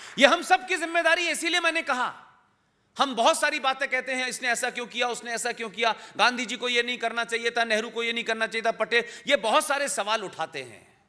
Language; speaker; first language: Hindi; native; Hindi